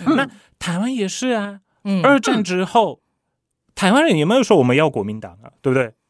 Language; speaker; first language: Chinese; non-native, fluent; Polish